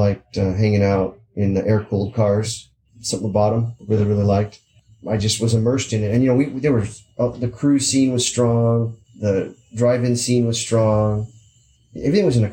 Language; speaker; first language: English; native; English